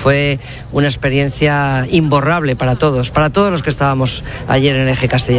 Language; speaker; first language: Spanish; native; Spanish